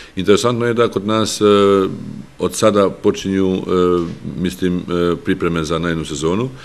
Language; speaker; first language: Bosnian; non-native, local second language; Albanian